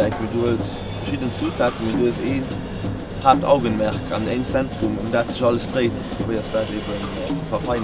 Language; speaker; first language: German; non-native, local second language; Luxembourgish